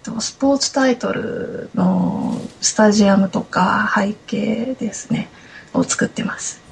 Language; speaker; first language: Japanese; native; Japanese